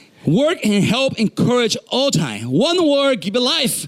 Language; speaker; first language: English; non-native, local second language; Spanish